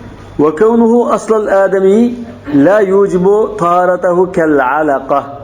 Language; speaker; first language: Arabic; non-native, fluent; Uzbek